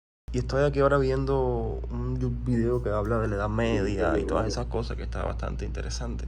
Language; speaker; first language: Spanish; native; Spanish